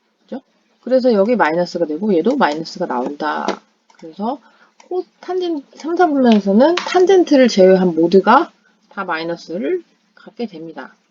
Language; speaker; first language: Korean; non-native, fluent; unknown